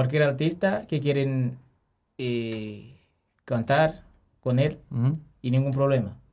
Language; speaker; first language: Spanish; non-native, learner; Haitian Creole